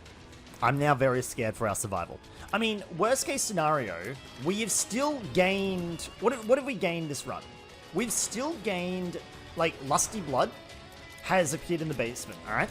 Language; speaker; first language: English; native; English